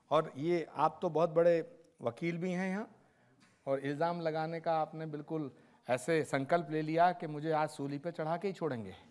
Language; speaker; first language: Hindi; native; Hindi